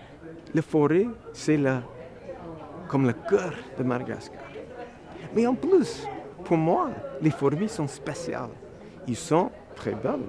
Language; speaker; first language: French; non-native, fluent; English